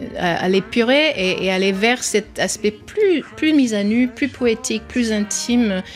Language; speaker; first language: French; non-native, fluent; English